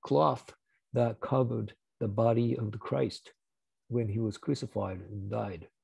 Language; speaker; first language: English; non-native, fluent; Japanese